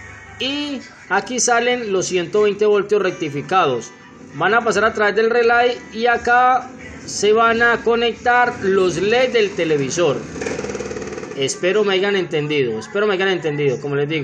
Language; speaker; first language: Spanish; native; Spanish